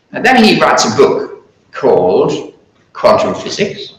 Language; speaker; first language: English; native; English